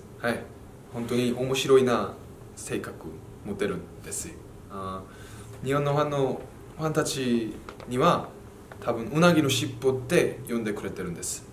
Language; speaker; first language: Japanese; non-native, fluent; Korean